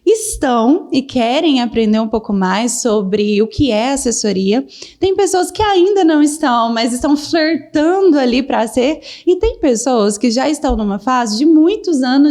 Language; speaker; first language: Portuguese; native; Portuguese